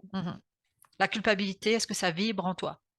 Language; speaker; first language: French; native; French